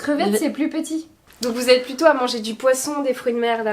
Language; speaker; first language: French; native; French